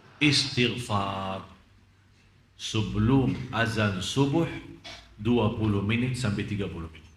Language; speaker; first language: Malay; non-native, fluent; Arabic